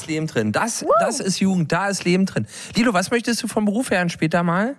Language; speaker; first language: German; native; German